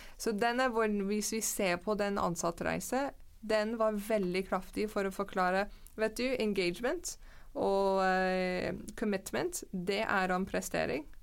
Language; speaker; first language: Norwegian; non-native, fluent; English